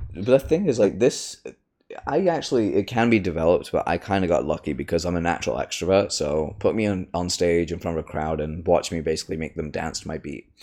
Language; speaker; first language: English; native; English